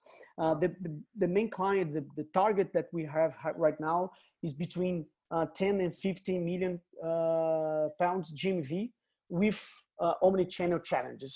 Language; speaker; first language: English; non-native, fluent; Portuguese